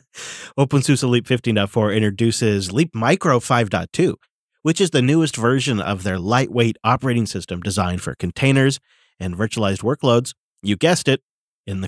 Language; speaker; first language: English; native; English